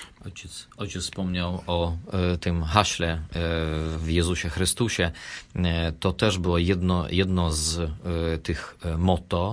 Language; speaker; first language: Polish; non-native, fluent; Russian